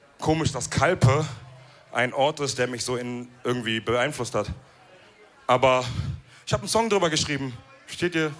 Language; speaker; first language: German; early bilingual, other home language; Wolof